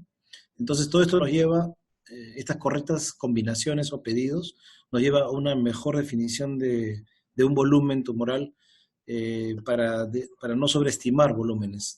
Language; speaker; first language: Spanish; native; Spanish